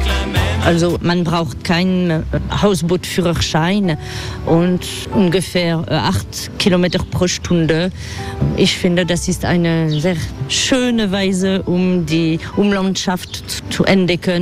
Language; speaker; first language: German; non-native, learner; French